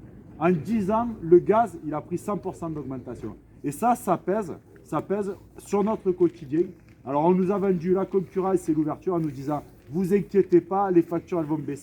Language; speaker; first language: French; native; French